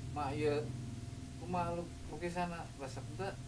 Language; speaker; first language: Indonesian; native; Indonesian